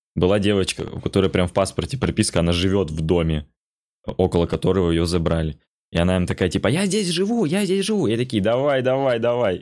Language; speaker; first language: Russian; native; Russian